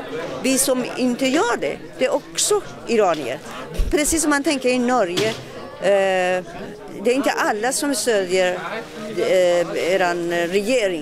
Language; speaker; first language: Swedish; non-native, fluent; Persian